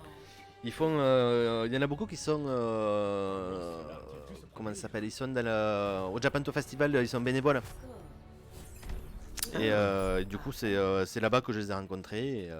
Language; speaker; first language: French; native; French